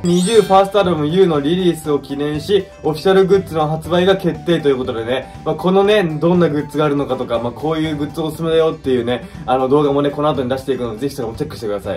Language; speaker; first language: Japanese; native; Japanese